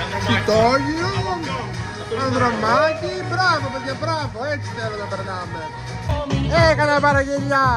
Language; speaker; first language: Greek; native; Greek